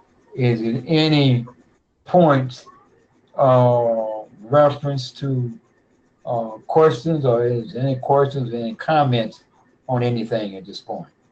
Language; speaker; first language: English; native; English